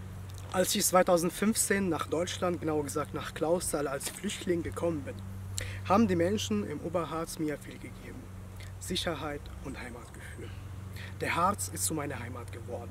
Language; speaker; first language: German; non-native, fluent; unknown